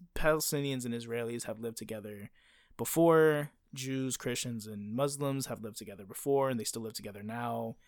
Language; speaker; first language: English; native; English